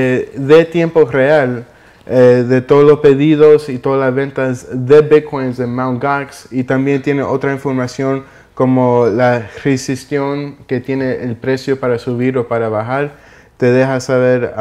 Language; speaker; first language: Spanish; early bilingual, heritage; Spanish